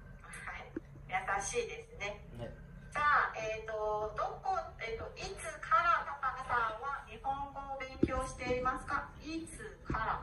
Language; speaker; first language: Japanese; non-native, learner; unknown